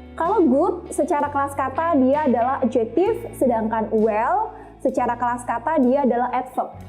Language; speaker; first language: Indonesian; native; Indonesian